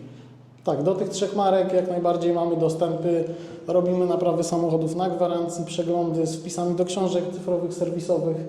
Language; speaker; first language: Polish; native; Polish